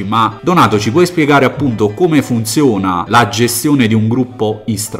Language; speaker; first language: Italian; native; Italian